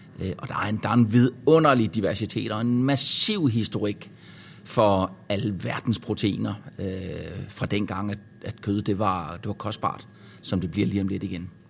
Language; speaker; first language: Danish; native; Danish